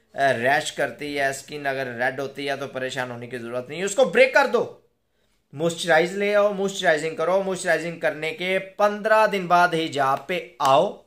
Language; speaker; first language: Urdu; non-native, local second language; Punjabi